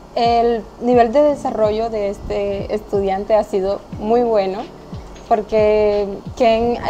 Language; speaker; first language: Spanish; native; Spanish